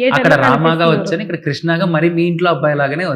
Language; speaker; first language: Telugu; native; Telugu